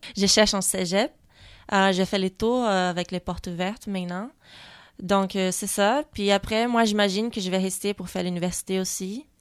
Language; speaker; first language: French; non-native, fluent; Portuguese